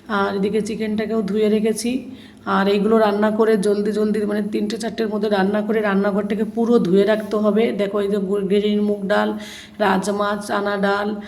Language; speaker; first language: Bangla; native; Bangla